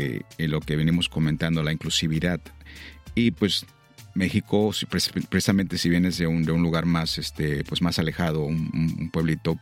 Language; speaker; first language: Spanish; native; Spanish